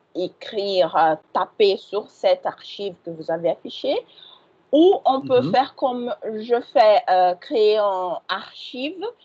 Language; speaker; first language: French; non-native, fluent; Portuguese